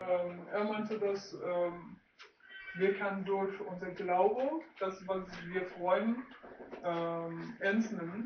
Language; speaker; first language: German; non-native, learner; Persian